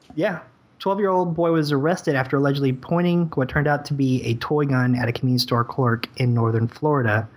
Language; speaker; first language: English; native; English